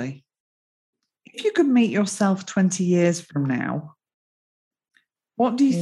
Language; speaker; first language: English; native; English